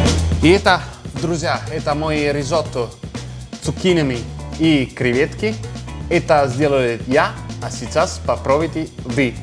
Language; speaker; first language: Russian; non-native, fluent; Italian